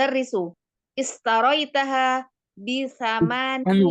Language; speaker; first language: Arabic; non-native, learner; Indonesian